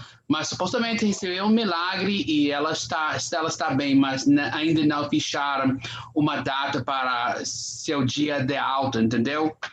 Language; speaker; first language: Portuguese; non-native, fluent; English